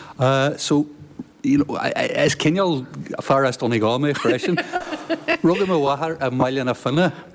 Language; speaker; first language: Irish; native; Irish